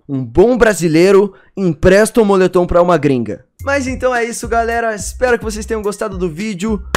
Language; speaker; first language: Portuguese; native; Portuguese